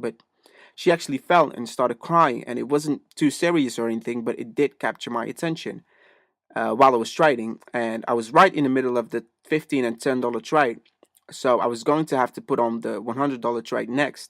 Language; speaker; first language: English; native; English